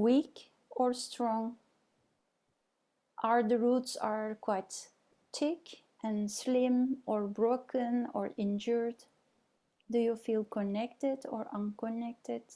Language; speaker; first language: English; non-native, fluent; Turkish